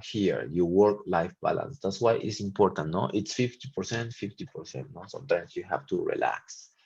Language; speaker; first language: English; non-native, fluent; Spanish